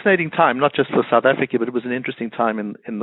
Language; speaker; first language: English; native; English